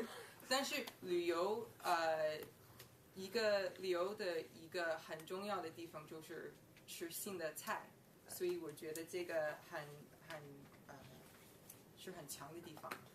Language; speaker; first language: Chinese; non-native, learner; English